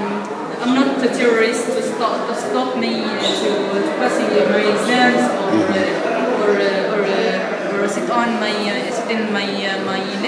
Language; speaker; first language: English; non-native, learner; Arabic